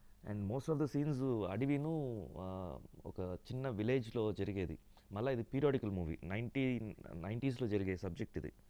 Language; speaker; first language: Telugu; native; Telugu